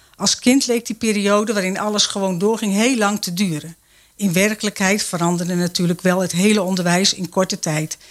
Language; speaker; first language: Dutch; native; Dutch